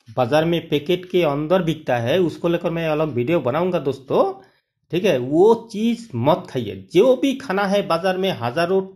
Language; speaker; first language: Hindi; non-native, local second language; Bangla